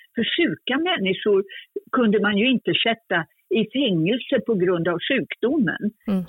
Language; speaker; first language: Swedish; native; Swedish